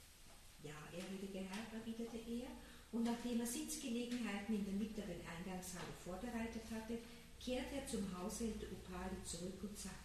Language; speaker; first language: German; native; German